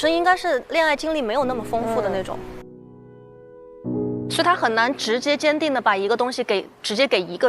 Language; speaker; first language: Chinese; native; Chinese